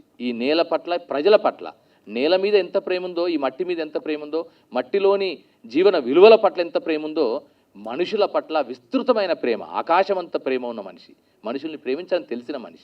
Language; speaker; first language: Telugu; native; Telugu